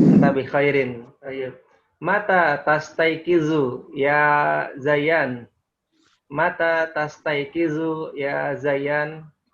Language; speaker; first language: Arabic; non-native, fluent; Indonesian